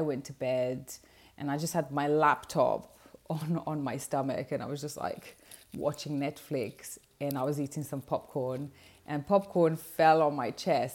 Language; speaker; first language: English; non-native, fluent; Portuguese